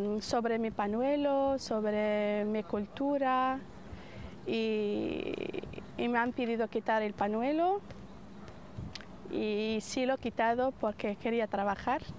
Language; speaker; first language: Spanish; non-native, fluent; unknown